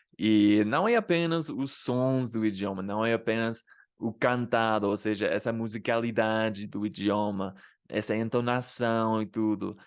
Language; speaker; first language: Portuguese; non-native, fluent; English